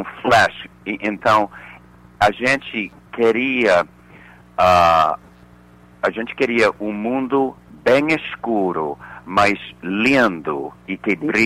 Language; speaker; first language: Portuguese; non-native, fluent; English